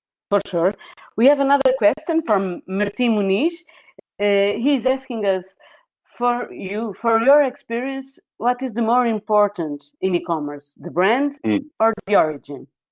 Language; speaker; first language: English; non-native, fluent; Portuguese